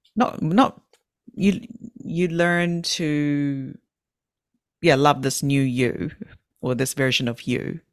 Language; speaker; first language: English; native; English